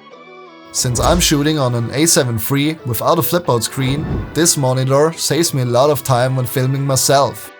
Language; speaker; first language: English; non-native, fluent; German